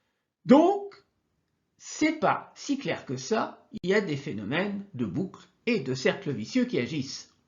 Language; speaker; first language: French; native; French